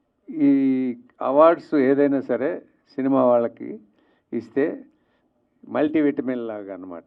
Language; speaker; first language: Telugu; native; Telugu